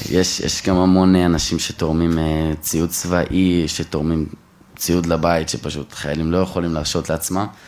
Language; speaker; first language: Hebrew; native; Hebrew